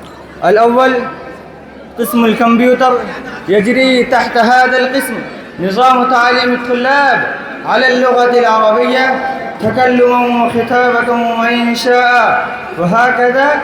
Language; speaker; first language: Arabic; non-native, learner; Urdu